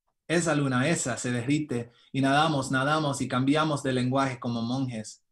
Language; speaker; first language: Spanish; early bilingual, heritage; Spanish